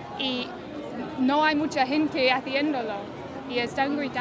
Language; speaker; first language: Spanish; non-native, fluent; English